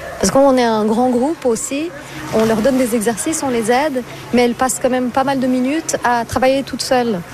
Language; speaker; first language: French; non-native, fluent; Portuguese